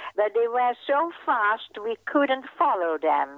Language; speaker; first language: English; non-native, fluent; Dutch